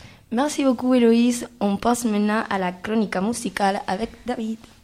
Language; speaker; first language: French; non-native, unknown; Spanish